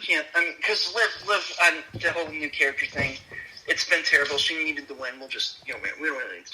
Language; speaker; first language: English; native; English